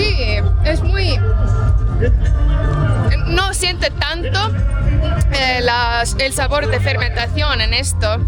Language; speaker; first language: Spanish; non-native, fluent; Portuguese